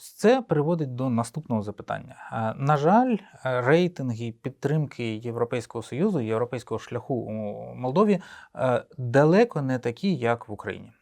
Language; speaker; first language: Ukrainian; native; Ukrainian